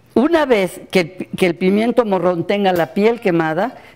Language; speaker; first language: Spanish; native; Spanish